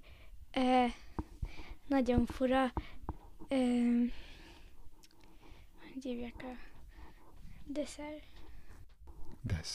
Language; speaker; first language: Hungarian; early bilingual, heritage; Hungarian